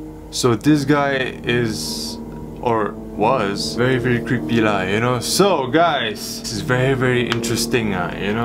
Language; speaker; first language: English; non-native, local second language; Malay